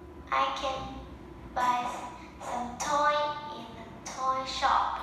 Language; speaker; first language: English; non-native, learner; Vietnamese